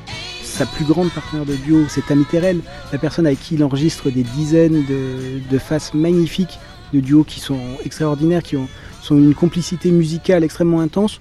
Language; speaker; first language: French; native; French